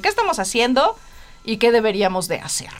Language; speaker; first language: Spanish; native; Spanish